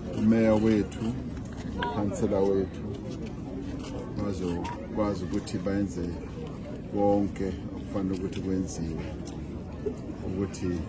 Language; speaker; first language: Zulu; non-native, local second language; Venda